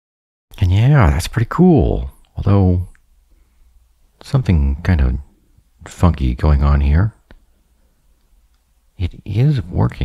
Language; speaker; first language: English; native; English